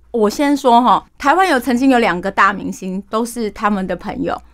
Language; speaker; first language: Chinese; native; Chinese